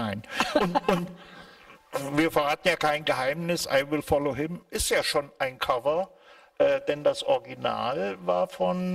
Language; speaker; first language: German; native; German